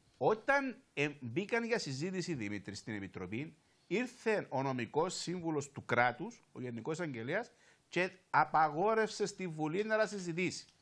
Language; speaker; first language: Greek; native; Greek